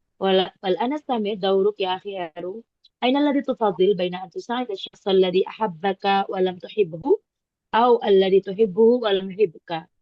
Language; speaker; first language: Arabic; non-native, fluent; Indonesian